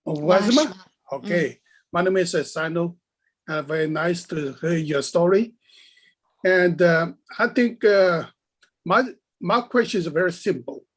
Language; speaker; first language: English; non-native, learner; Chinese